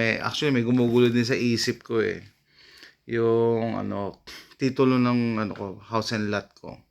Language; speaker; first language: Filipino; native; Filipino